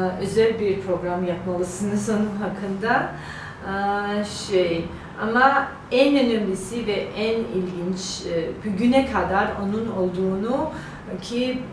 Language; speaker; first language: Turkish; non-native, learner; Georgian